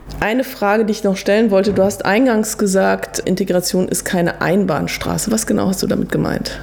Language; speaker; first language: German; native; German